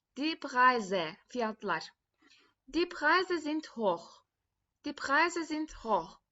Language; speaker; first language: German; non-native, fluent; Turkish